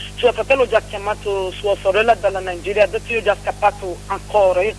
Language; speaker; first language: Italian; non-native, learner; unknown